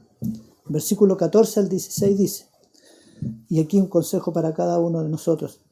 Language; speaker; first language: Spanish; native; Spanish